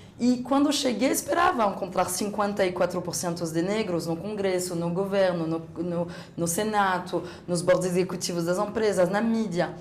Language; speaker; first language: Portuguese; non-native, fluent; French